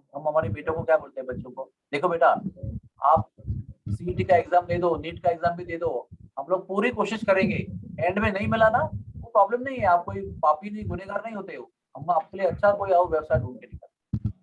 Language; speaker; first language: Hindi; non-native, local second language; Marathi